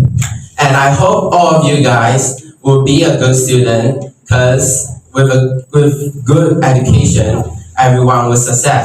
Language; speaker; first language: English; non-native, local second language; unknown